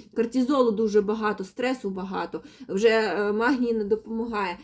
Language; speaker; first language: Ukrainian; non-native, local second language; Russian